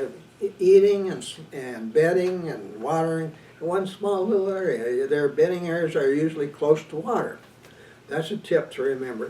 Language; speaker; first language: English; native; English